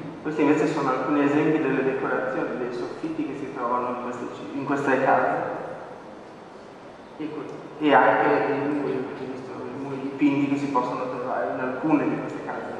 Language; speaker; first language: Italian; native; Italian